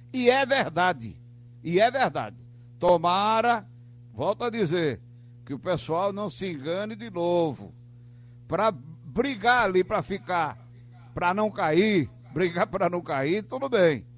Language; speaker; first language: Portuguese; native; Portuguese